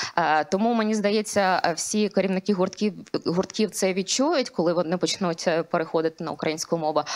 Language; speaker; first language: Ukrainian; non-native, local second language; Russian